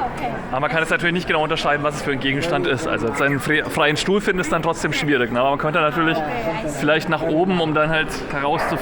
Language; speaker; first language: German; native; German